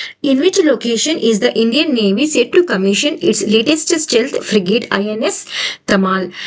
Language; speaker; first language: English; non-native, local second language; Telugu